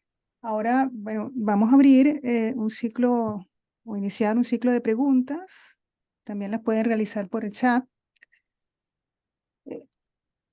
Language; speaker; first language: Spanish; native; Spanish